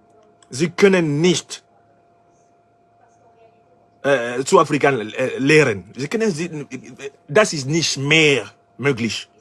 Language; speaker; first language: German; non-native, learner; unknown